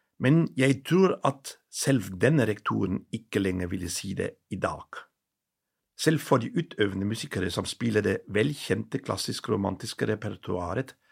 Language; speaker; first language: Norwegian; non-native, fluent; German